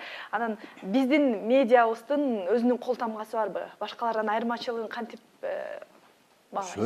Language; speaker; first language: Kyrgyz; native; Kyrgyz